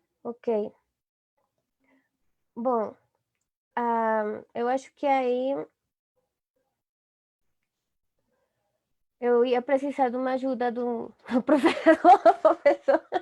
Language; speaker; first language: Portuguese; non-native, fluent; Spanish